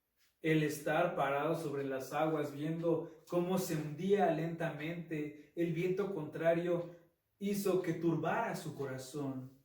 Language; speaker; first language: Spanish; native; Spanish